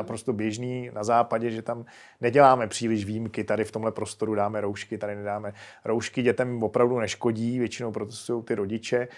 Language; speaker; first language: Czech; native; Czech